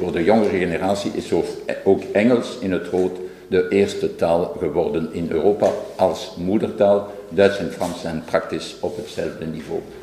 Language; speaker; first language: Dutch; non-native, local second language; French